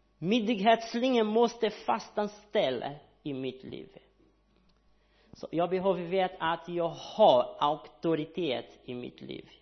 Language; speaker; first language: Swedish; non-native, learner; Portuguese